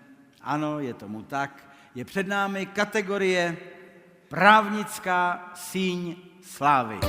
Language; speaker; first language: Czech; native; Czech